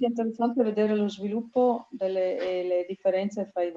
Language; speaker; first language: Italian; native; Italian